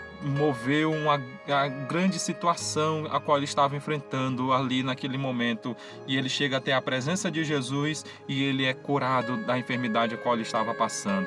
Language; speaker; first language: Portuguese; native; Portuguese